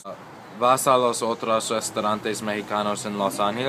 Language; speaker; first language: Spanish; non-native, learner; English